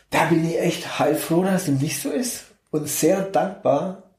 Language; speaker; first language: German; native; German